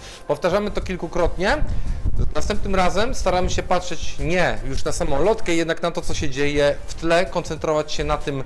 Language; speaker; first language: Polish; native; Polish